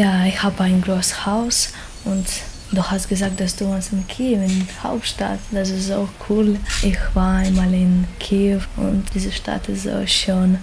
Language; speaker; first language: German; non-native, learner; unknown